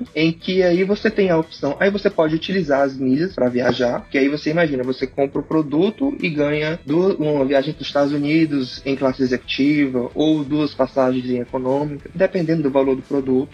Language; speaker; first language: Portuguese; native; Portuguese